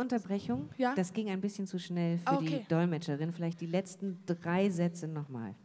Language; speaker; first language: German; native; German